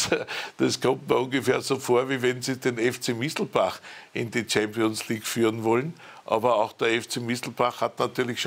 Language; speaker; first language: German; native; German